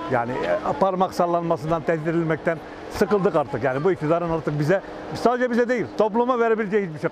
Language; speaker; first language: Turkish; native; Turkish